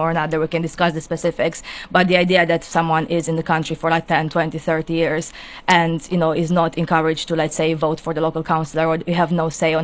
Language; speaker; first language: English; non-native, fluent; Romanian